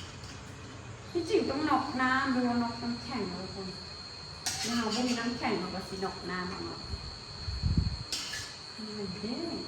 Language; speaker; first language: Thai; non-native, local second language; Lao